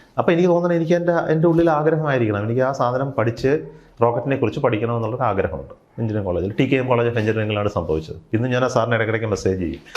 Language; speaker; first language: Malayalam; native; Malayalam